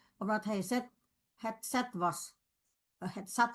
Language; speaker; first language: Dutch; non-native, fluent; Indonesian